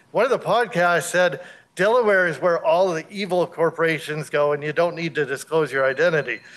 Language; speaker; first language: English; native; English